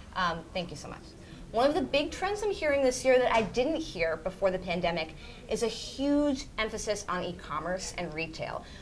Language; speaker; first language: English; native; English